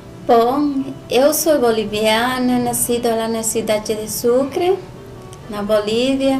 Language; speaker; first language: Portuguese; non-native, learner; Spanish